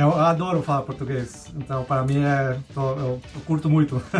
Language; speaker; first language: Portuguese; non-native, fluent; Spanish